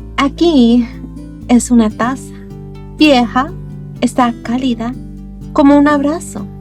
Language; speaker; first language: Spanish; early bilingual, other home language; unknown